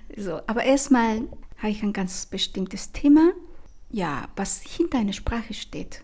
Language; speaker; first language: German; non-native, fluent; Spanish